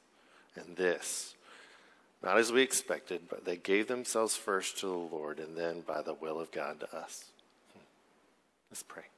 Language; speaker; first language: English; native; English